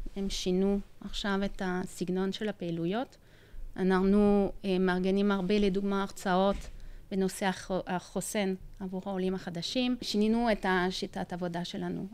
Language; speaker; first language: Hebrew; non-native, fluent; French